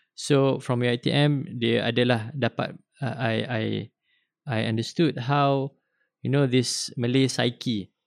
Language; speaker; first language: English; non-native, local second language; Malay